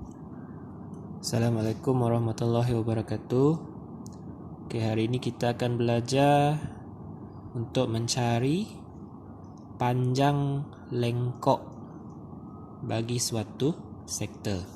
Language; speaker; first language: Malay; native; Malay